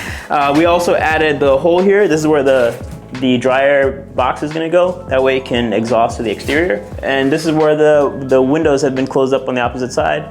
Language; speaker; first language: English; native; English